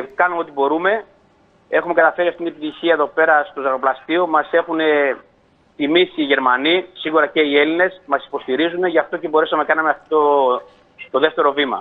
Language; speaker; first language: Greek; early bilingual, heritage; Greek